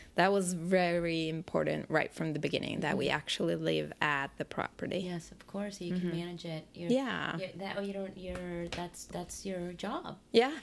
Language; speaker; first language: English; non-native, fluent; Finnish